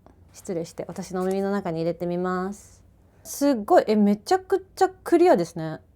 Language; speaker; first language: Japanese; native; Japanese